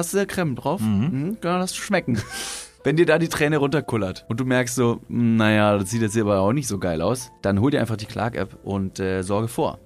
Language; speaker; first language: German; native; German